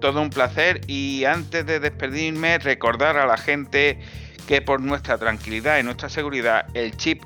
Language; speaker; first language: Spanish; native; Spanish